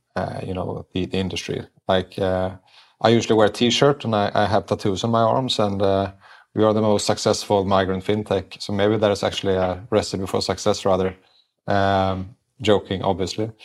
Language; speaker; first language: English; non-native, fluent; Swedish